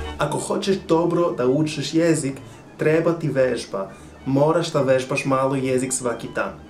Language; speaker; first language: Serbian; non-native, learner; English